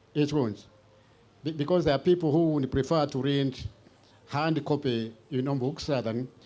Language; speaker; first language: English; non-native, local second language; Swahili